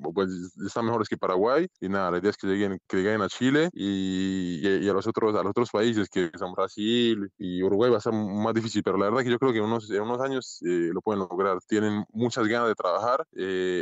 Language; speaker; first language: Spanish; native; Spanish